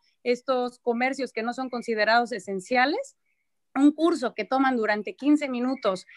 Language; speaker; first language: Spanish; native; Spanish